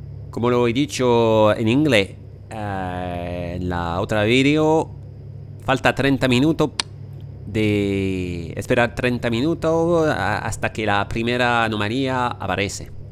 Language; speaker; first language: Spanish; non-native, learner; French